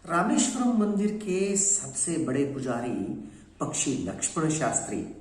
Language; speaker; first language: Hindi; non-native, local second language; Kannada